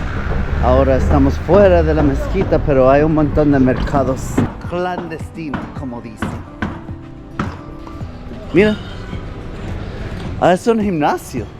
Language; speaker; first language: Spanish; non-native, fluent; English